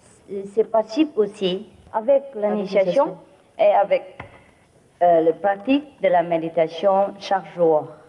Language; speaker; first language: French; non-native, fluent; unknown